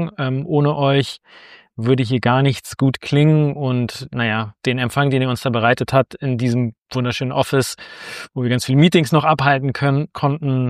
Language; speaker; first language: German; native; German